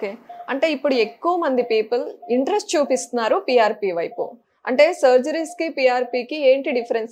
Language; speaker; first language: Telugu; native; Telugu